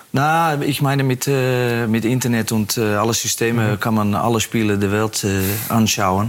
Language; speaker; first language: German; non-native, fluent; Dutch